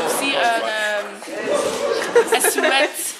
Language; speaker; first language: French; non-native, local second language; Dutch